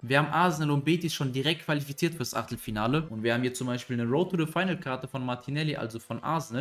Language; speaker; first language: German; native; German